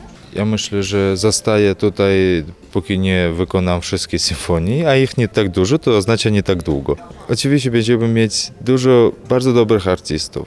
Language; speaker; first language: Polish; non-native, fluent; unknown